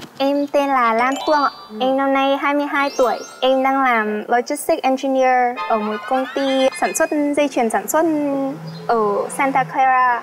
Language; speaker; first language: Vietnamese; native; Vietnamese